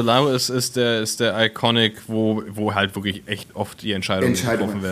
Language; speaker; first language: German; native; German